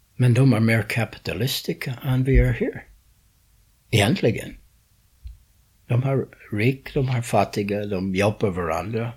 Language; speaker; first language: Swedish; non-native, fluent; English